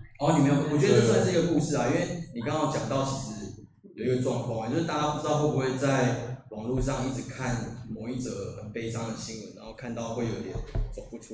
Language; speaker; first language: Chinese; native; Chinese